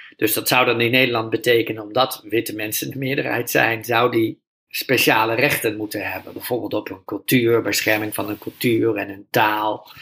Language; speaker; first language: Dutch; native; Dutch